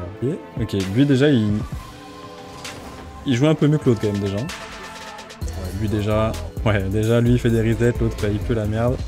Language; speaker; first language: French; native; French